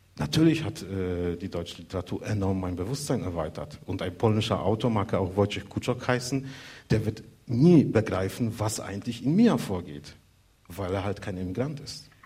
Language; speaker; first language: German; non-native, fluent; Polish